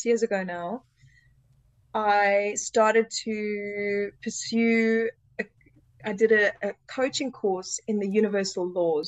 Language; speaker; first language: English; native; English